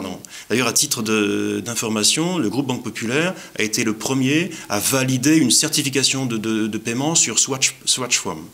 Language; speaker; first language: French; native; French